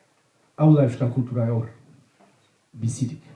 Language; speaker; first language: Basque; native; Basque